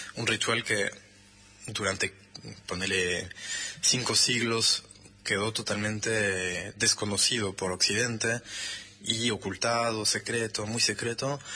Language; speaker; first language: Spanish; non-native, fluent; French